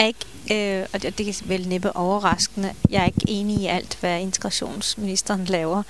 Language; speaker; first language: Danish; early bilingual, other home language; Turkish